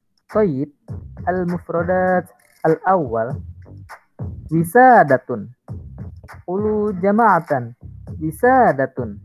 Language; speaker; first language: Arabic; non-native, learner; Indonesian